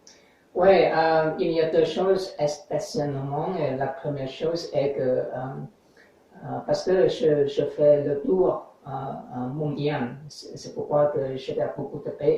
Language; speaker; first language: French; non-native, learner; English